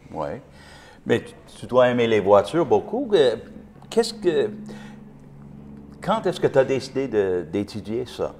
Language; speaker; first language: French; non-native, fluent; English